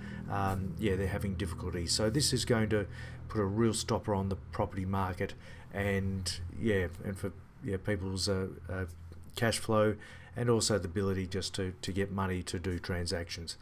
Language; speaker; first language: English; native; English